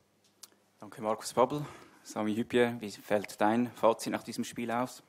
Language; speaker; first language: German; native; German